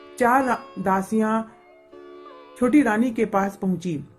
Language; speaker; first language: Hindi; native; Hindi